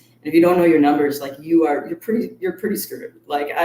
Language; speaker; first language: English; native; English